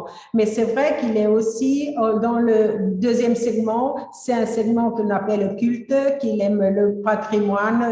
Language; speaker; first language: French; non-native, fluent; Spanish